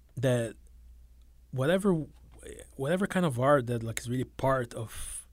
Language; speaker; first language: English; non-native, fluent; Portuguese